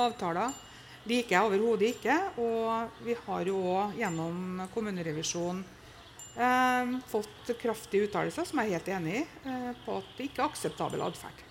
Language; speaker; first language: Norwegian; native; Norwegian